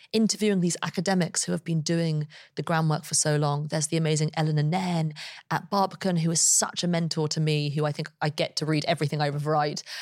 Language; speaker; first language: English; native; English